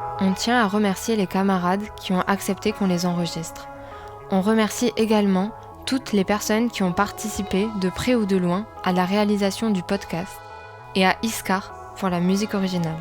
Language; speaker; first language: French; native; French